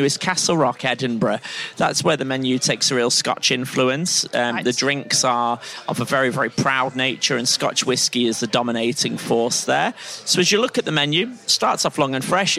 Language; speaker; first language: English; native; English